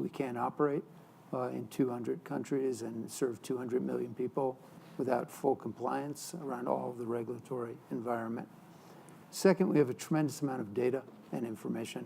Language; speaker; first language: English; native; English